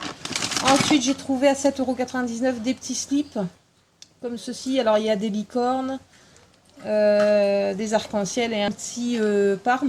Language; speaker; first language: French; native; French